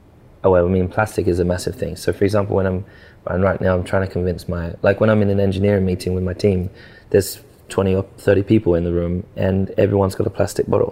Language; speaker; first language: English; native; English